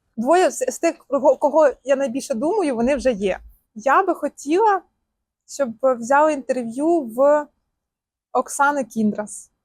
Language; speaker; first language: Ukrainian; native; Ukrainian